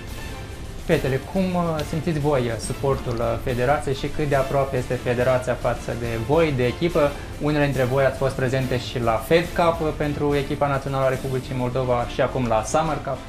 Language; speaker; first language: Romanian; native; Romanian